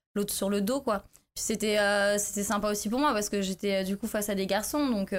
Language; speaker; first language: French; native; French